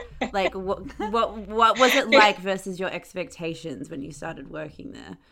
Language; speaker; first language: English; native; English